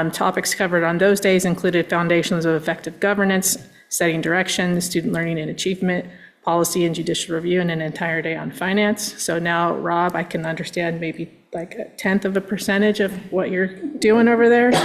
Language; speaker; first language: English; native; English